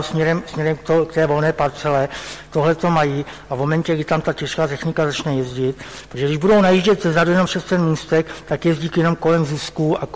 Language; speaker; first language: Czech; native; Czech